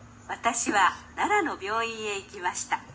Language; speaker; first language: Japanese; non-native, learner; Filipino